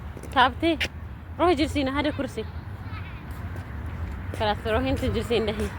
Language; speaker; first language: Arabic; non-native, learner; Amharic